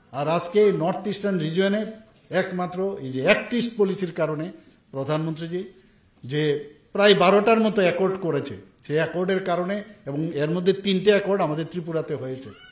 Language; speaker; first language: Bangla; native; Bangla